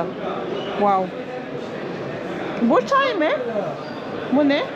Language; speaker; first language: Turkish; non-native, learner; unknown